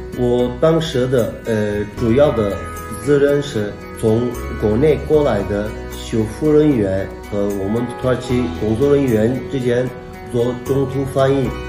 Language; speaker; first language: Chinese; non-native, fluent; Turkish